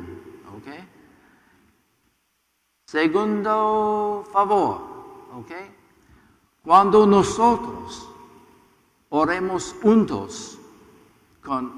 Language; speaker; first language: Spanish; non-native, learner; English